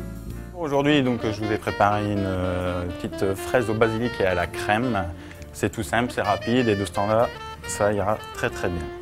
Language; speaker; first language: French; native; French